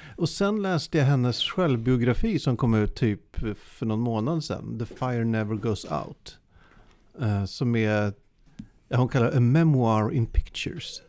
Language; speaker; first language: Swedish; native; Swedish